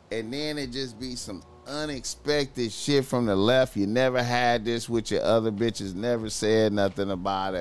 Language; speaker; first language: English; native; English